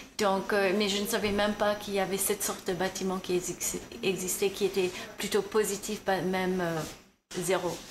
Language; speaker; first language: French; non-native, fluent; English